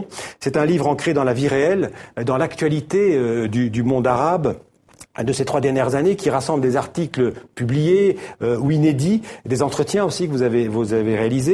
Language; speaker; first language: French; native; French